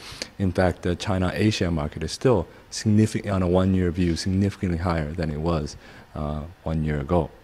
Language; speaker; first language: English; non-native, fluent; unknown